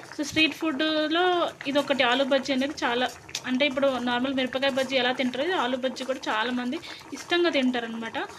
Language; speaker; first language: Telugu; non-native, local second language; Lambadi